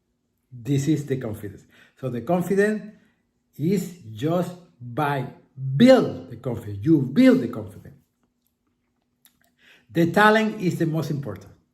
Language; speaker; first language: English; non-native, fluent; Spanish